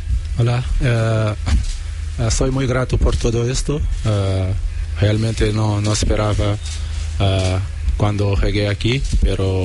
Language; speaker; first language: Spanish; non-native, fluent; Portuguese